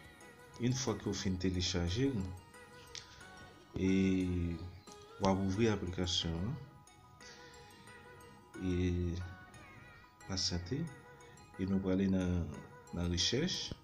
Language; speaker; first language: French; non-native, learner; Haitian Creole